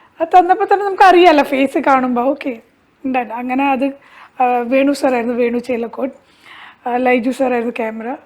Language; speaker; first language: Malayalam; early bilingual, heritage; Malayalam